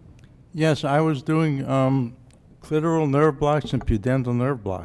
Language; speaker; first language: English; native; English